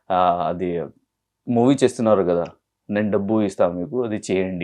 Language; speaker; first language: Telugu; non-native, learner; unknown